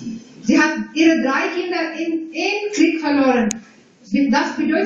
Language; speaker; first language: German; non-native, fluent; Tigrinya